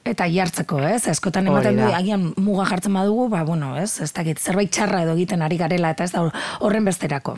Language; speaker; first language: Basque; native; Basque